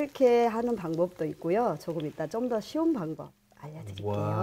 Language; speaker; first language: Korean; native; Korean